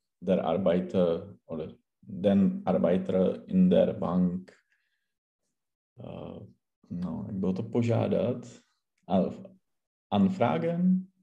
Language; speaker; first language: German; non-native, learner; Czech